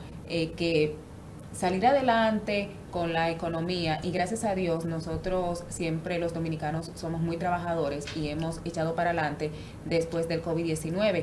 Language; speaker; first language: Spanish; native; Spanish